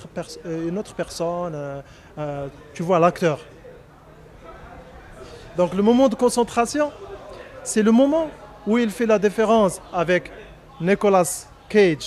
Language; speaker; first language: French; non-native, local second language; Arabic